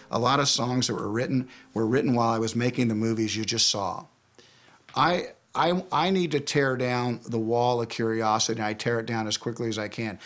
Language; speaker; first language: English; native; English